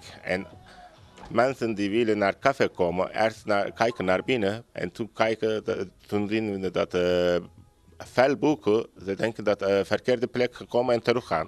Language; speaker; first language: Dutch; non-native, learner; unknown